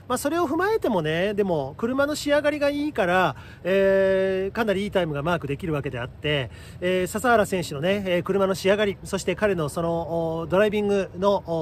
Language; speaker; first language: Japanese; native; Japanese